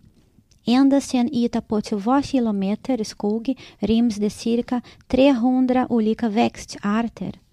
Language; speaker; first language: Swedish; non-native, fluent; Portuguese